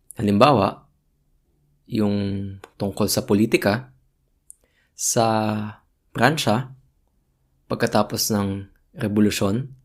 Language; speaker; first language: Filipino; native; Filipino